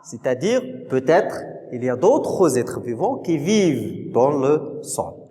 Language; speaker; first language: French; non-native, local second language; Arabic